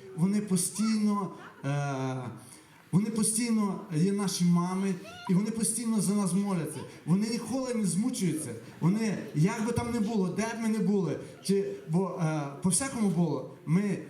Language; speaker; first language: Ukrainian; native; Ukrainian